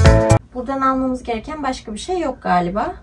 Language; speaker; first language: Turkish; native; Turkish